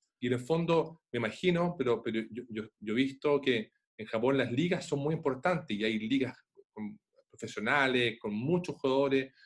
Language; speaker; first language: Spanish; native; Spanish